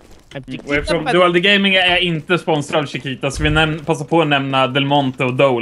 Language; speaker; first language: Swedish; native; Swedish